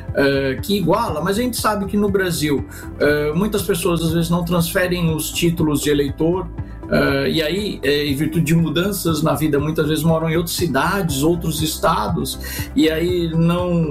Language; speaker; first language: Portuguese; native; Portuguese